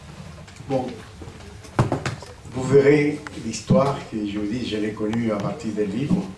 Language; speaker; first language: French; non-native, fluent; Spanish